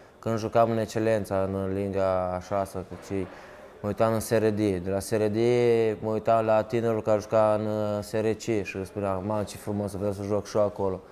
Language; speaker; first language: Romanian; early bilingual, heritage; Romanian